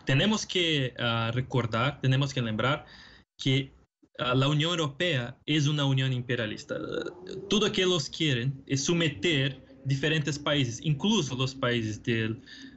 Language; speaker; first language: Spanish; non-native, fluent; Portuguese